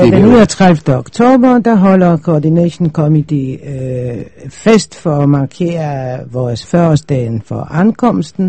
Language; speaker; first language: Danish; non-native, fluent; Polish